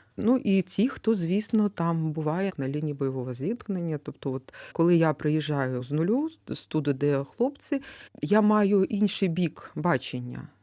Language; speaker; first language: Ukrainian; native; Ukrainian